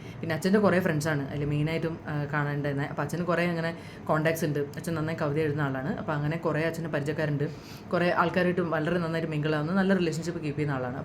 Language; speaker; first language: Malayalam; early bilingual, heritage; Malayalam